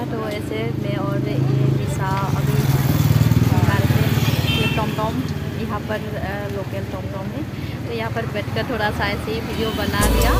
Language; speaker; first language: Hindi; non-native, local second language; Assamese